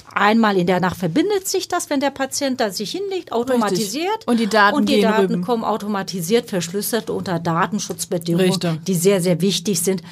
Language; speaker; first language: German; non-native, fluent; Turkish